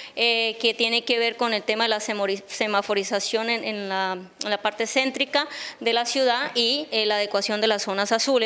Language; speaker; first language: Spanish; native; Spanish